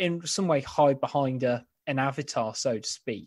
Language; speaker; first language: English; native; English